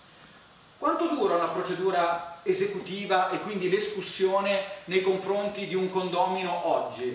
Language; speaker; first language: Italian; native; Italian